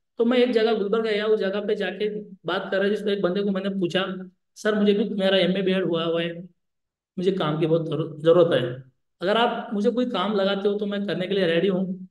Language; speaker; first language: Hindi; non-native, local second language; Lambadi